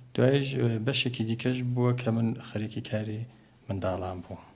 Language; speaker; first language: Central Kurdish; native; Central Kurdish